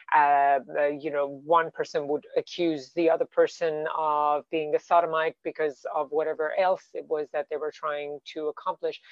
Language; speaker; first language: English; non-native, fluent; Persian